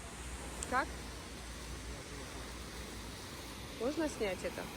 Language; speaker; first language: Russian; non-native, fluent; Georgian